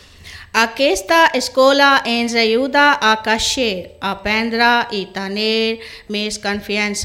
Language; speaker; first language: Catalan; non-native, learner; Spanish